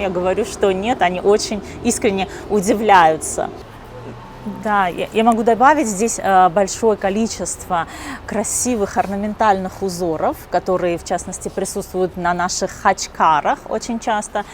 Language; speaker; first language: Russian; native; Russian